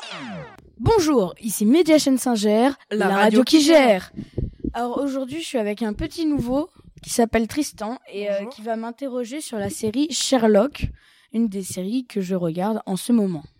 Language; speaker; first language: French; native; French